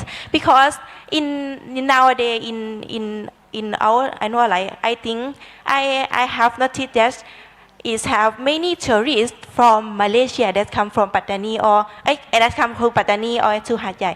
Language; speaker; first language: English; non-native, learner; Thai